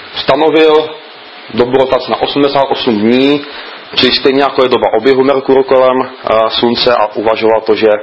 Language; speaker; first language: Czech; native; Czech